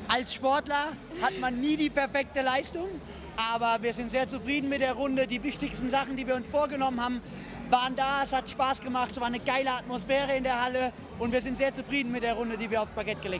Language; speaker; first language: German; native; German